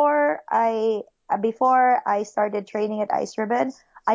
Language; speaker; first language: English; non-native, local second language; Filipino